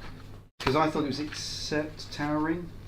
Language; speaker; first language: English; native; English